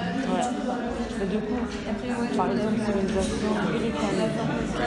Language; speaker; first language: French; non-native, learner; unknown